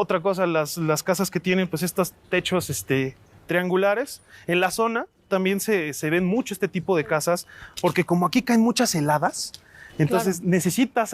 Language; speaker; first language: Spanish; native; Spanish